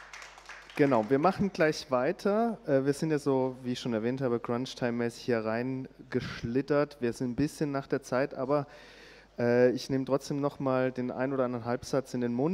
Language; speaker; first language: German; native; German